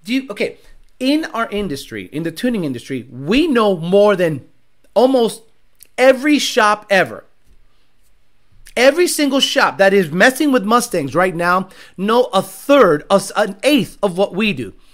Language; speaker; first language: English; native; English